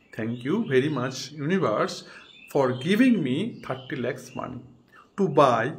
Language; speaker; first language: English; non-native, local second language; Bangla